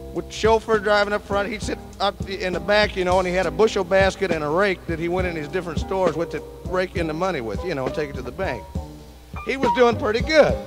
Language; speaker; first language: English; native; English